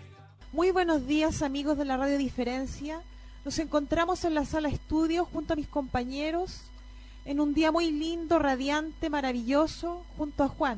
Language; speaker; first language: Spanish; native; Spanish